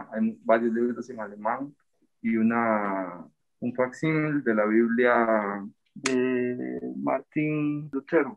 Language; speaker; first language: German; non-native, learner; Spanish